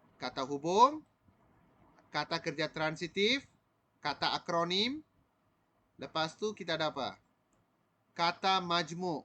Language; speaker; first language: Malay; non-native, local second language; Tamil